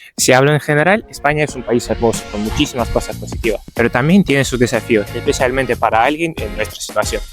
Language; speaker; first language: Spanish; non-native, fluent; Ukrainian